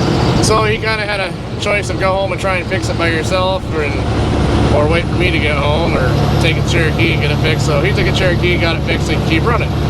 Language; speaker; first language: English; native; English